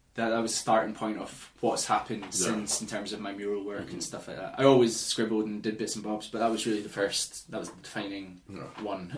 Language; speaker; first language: English; native; English